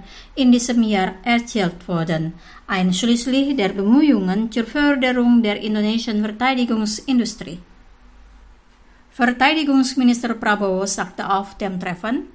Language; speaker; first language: German; non-native, fluent; Indonesian